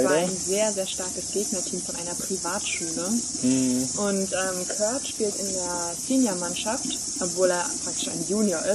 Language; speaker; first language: German; native; German